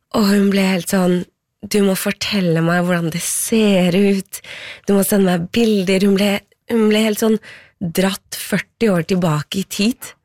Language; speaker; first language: Norwegian; early bilingual, other home language; Persian